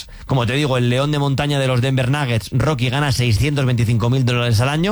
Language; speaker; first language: Spanish; native; Spanish